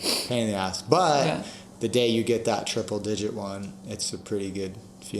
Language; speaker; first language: English; native; English